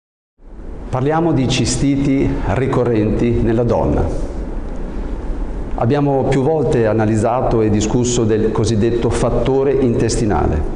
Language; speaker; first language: Italian; native; Italian